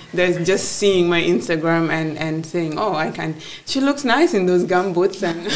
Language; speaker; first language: English; non-native, local second language; Acoli